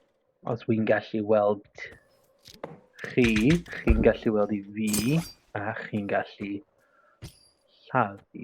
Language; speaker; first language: Welsh; non-native, learner; English